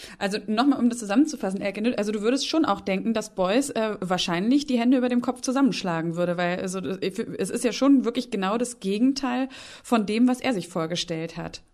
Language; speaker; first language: German; native; German